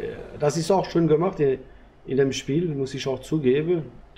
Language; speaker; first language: German; non-native, learner; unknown